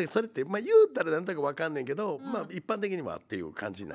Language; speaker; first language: Japanese; native; Japanese